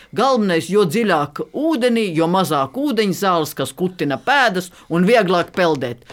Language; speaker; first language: Latvian; native; Latvian